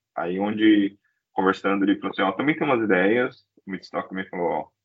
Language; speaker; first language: Portuguese; native; Portuguese